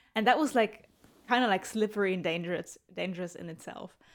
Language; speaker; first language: English; non-native, fluent; German